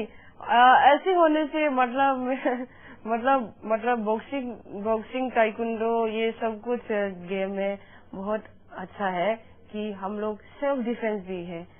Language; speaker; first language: Hindi; non-native, local second language; Manipuri